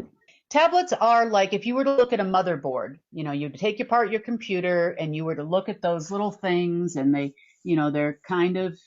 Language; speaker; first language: English; native; English